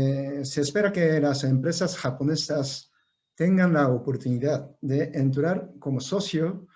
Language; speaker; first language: Spanish; non-native, fluent; Japanese